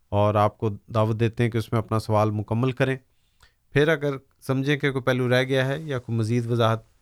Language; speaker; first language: Urdu; native; Urdu